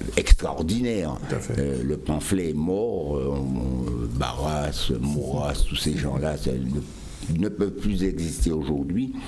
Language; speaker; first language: French; native; French